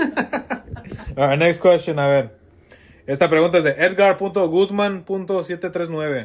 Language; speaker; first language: Spanish; early bilingual, heritage; Spanish